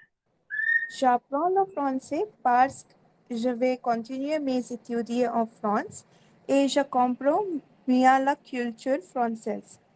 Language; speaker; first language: French; non-native, learner; Hindi